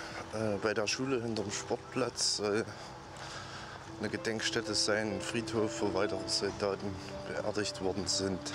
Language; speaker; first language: German; native; German